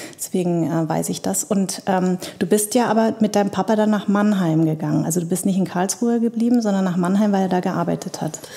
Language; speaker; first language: German; early bilingual, other home language; Vietnamese